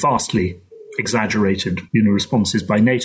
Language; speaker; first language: English; native; English